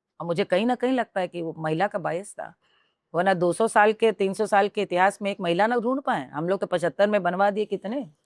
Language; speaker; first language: Hindi; native; Hindi